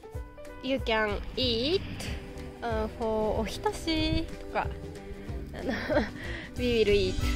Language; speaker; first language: English; non-native, learner; Japanese